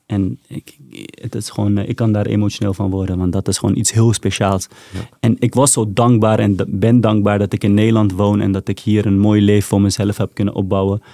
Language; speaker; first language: Dutch; early bilingual, other home language; Persian